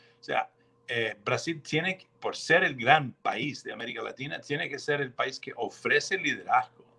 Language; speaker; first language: Spanish; non-native, fluent; English